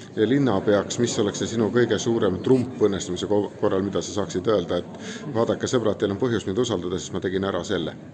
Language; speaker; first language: Estonian; native; Estonian